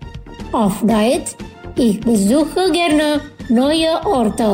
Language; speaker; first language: German; non-native, fluent; Indonesian